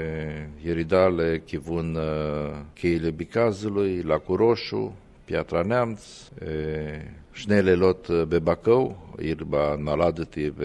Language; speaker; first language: Hebrew; non-native, fluent; Romanian